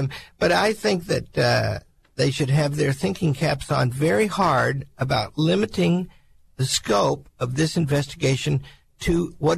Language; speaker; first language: English; native; English